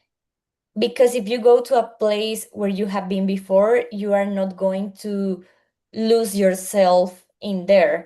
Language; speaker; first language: English; non-native, learner; Spanish